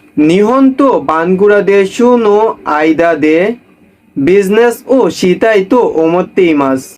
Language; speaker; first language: Japanese; non-native, learner; Bangla